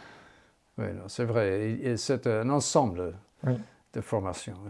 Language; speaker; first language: French; non-native, fluent; English